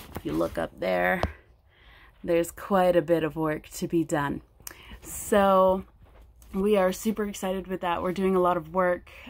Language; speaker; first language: English; native; English